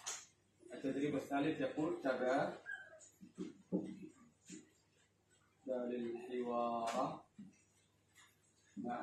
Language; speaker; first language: Arabic; non-native, fluent; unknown